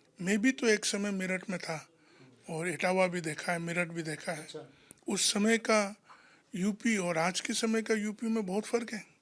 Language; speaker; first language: Hindi; non-native, local second language; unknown